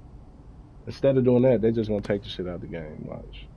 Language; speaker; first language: English; native; English